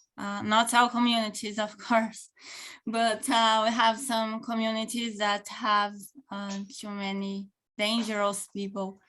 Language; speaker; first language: English; non-native, local second language; Portuguese